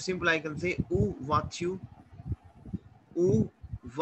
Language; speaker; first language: French; non-native, learner; Hindi